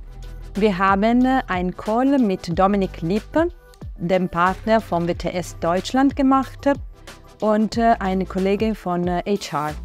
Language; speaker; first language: German; non-native, fluent; Italian